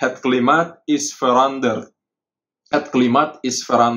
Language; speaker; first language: Dutch; non-native, fluent; Indonesian